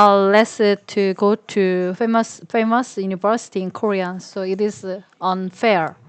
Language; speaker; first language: English; non-native, learner; Korean